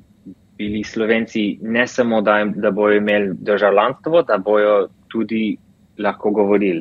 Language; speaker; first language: Slovenian; early bilingual, heritage; English